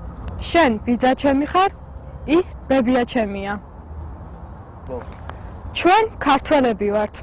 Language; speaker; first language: Georgian; non-native, learner; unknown